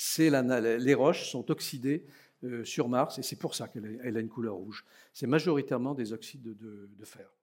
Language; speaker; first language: French; native; French